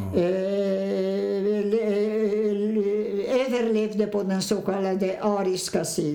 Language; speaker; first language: Swedish; non-native, fluent; Polish